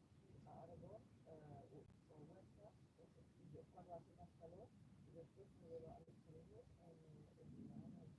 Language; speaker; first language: Spanish; non-native, fluent; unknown